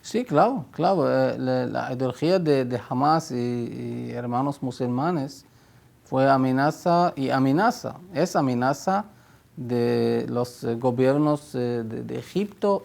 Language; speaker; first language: Spanish; non-native, fluent; Hebrew